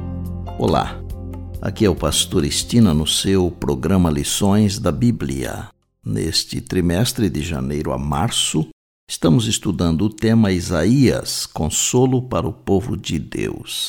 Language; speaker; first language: Portuguese; native; Portuguese